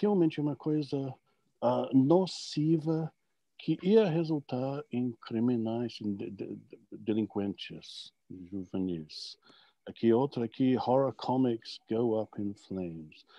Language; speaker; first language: Portuguese; non-native, fluent; English